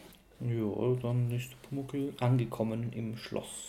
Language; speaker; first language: German; native; German